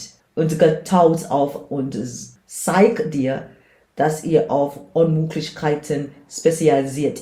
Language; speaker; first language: German; non-native, learner; English